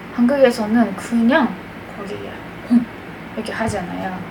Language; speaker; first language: Korean; non-native, fluent; Japanese